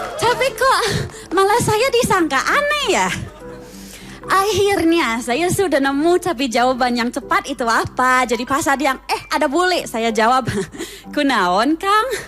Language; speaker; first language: Indonesian; non-native, fluent; English